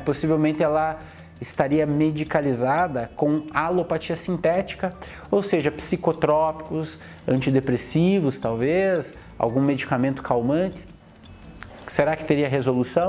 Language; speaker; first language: Portuguese; native; Portuguese